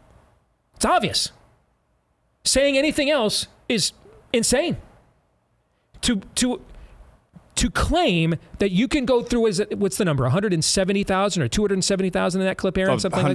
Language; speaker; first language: English; native; English